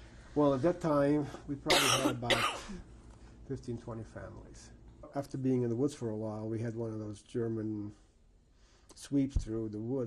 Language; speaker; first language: English; early bilingual, other home language; Yiddish